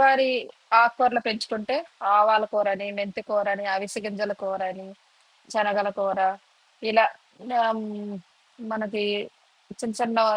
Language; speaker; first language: Telugu; native; Telugu